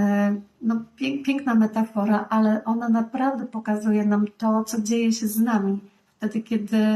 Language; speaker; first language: Polish; native; Polish